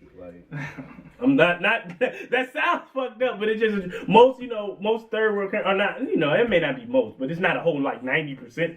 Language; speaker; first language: English; native; English